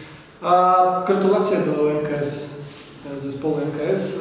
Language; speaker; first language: Polish; non-native, learner; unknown